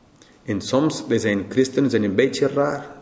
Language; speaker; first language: Dutch; non-native, fluent; English